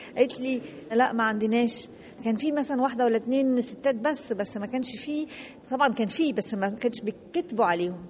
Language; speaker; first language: Arabic; native; Arabic